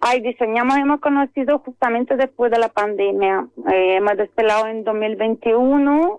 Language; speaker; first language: Spanish; non-native, fluent; Estonian